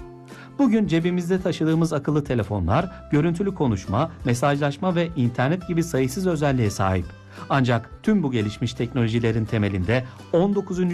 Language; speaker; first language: Turkish; native; Turkish